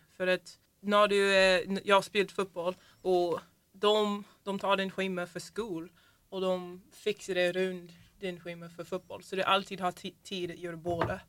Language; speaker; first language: Swedish; non-native, learner; English